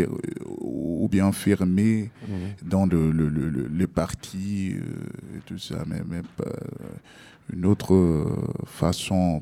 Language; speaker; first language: French; non-native, learner; Portuguese